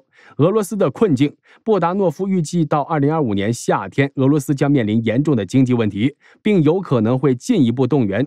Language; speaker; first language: Chinese; native; Chinese